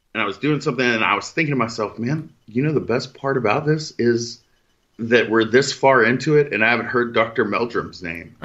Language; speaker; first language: English; native; English